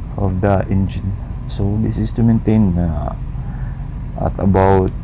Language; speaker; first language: English; non-native, local second language; Filipino